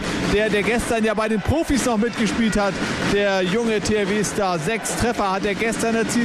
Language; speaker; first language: German; native; German